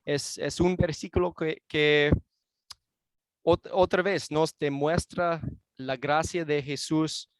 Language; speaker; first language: Spanish; non-native, fluent; English